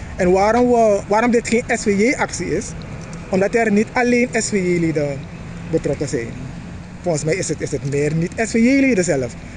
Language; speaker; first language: Dutch; native; Dutch